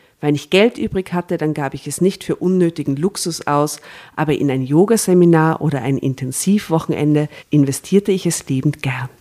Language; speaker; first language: German; native; German